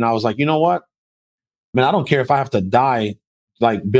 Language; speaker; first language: English; early bilingual, other home language; Spanish